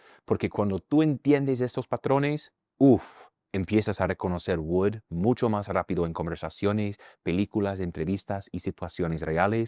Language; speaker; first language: Spanish; non-native, fluent; English